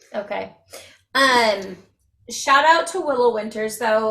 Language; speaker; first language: English; native; English